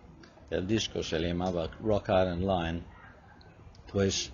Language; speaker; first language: Spanish; non-native, fluent; English